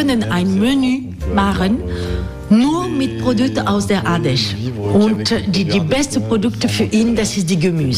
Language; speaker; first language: German; non-native, learner; French